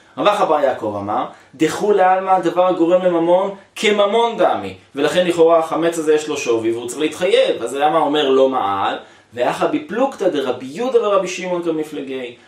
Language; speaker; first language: Hebrew; native; Hebrew